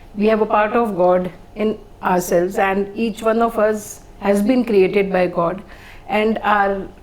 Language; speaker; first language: English; non-native, local second language; Hindi